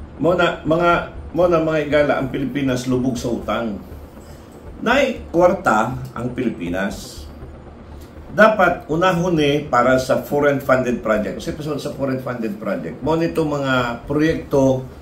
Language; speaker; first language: Cebuano; native; Cebuano